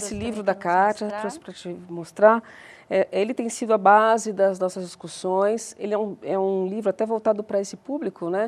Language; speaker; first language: Portuguese; native; Portuguese